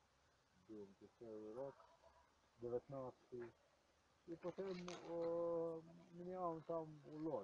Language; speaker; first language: Polish; non-native, learner; Ukrainian